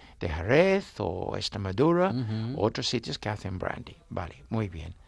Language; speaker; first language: Spanish; non-native, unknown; English